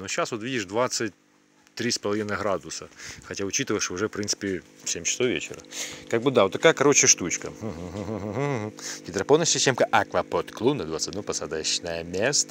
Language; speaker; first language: Russian; native; Russian